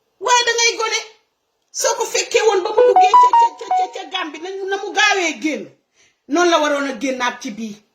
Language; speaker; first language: Wolof; non-native, local second language; Serer